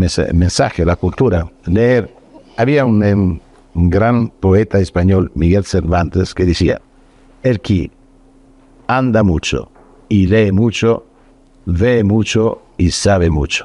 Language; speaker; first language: Spanish; non-native, fluent; Italian